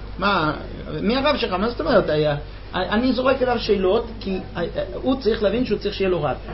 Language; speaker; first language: Hebrew; non-native, fluent; English